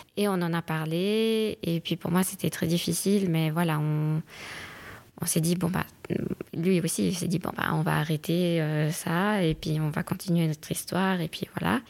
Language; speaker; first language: French; native; French